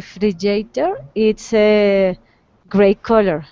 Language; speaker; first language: English; non-native, learner; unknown